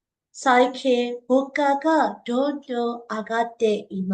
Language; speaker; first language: Japanese; non-native, fluent; Burmese